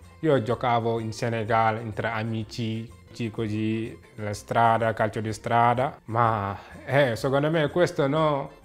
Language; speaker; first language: Italian; non-native, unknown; Wolof